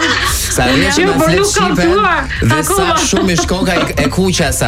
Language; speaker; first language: Albanian; native; Albanian